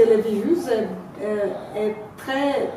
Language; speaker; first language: French; non-native, learner; Portuguese